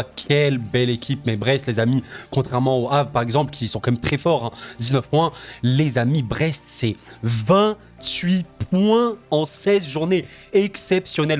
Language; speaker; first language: French; native; French